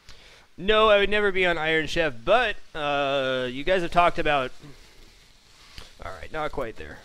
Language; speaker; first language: English; native; English